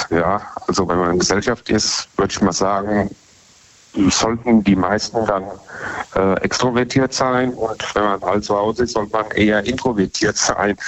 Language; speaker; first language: German; native; German